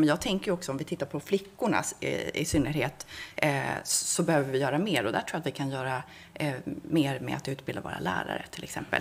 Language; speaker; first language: Swedish; native; Swedish